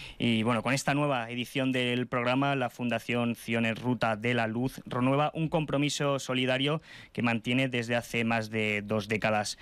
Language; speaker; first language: Spanish; native; Spanish